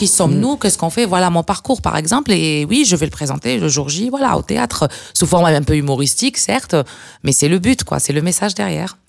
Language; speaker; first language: French; non-native, local second language; Arabic